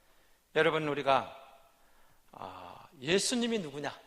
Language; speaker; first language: Korean; native; Korean